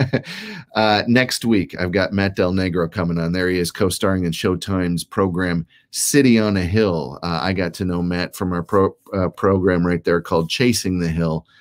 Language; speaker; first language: English; native; English